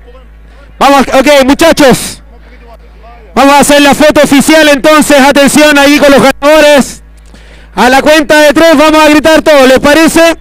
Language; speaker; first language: Spanish; native; Spanish